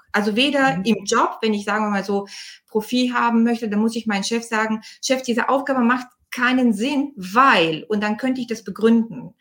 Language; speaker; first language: German; non-native, fluent; Bulgarian